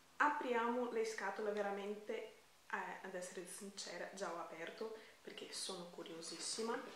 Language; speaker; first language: Italian; non-native, fluent; Portuguese